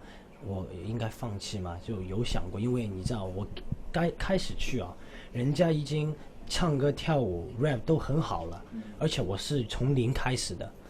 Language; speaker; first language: Chinese; non-native, local second language; Cantonese